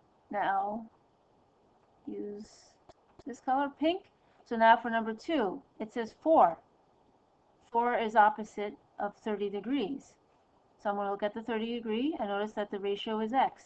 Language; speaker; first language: English; native; English